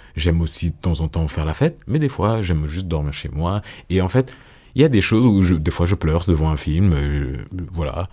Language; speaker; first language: French; early bilingual, other home language; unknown